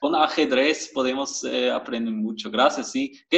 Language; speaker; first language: Spanish; non-native, fluent; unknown